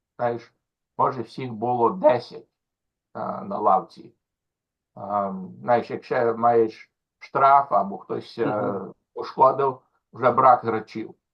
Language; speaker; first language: Ukrainian; early bilingual, heritage; Ukrainian